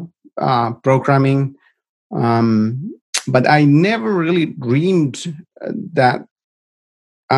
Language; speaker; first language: English; non-native, fluent; Finnish